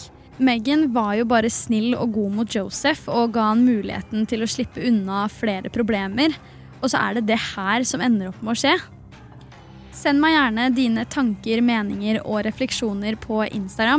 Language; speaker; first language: Norwegian; native; Norwegian